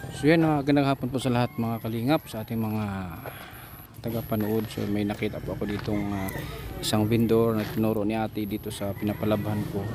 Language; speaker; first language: Filipino; non-native, local second language; Cebuano